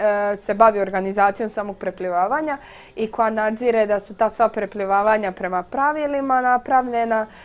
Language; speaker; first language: Croatian; native; Croatian